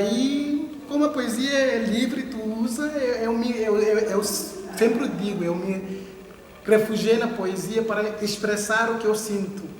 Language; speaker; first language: Portuguese; non-native, local second language; Upper Guinea Crioulo